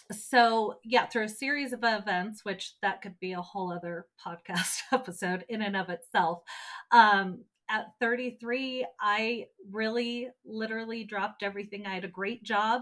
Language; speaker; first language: English; native; English